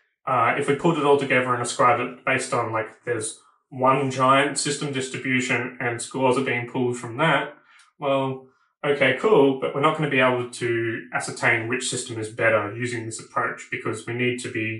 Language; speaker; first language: English; native; English